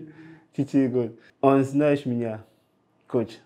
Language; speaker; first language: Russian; non-native, learner; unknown